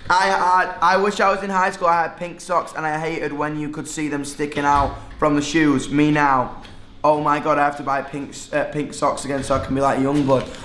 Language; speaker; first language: English; native; English